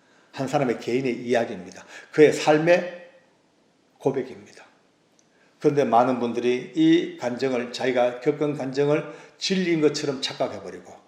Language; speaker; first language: Korean; native; Korean